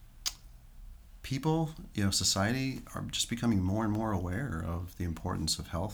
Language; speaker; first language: English; native; English